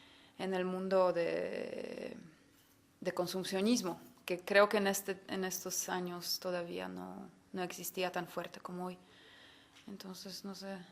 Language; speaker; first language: Spanish; non-native, fluent; Polish